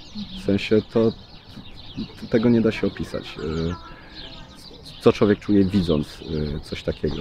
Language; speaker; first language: Polish; native; Polish